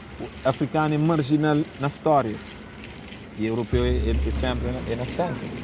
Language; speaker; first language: Portuguese; non-native, local second language; Kabuverdianu